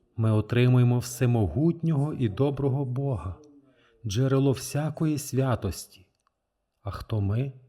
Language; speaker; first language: Ukrainian; non-native, fluent; French